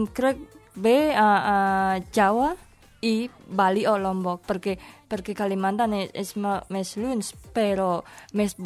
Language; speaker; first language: Catalan; non-native, learner; Indonesian